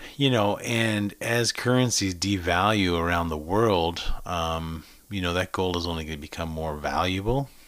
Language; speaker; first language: English; native; English